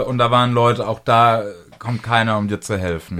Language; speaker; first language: German; native; German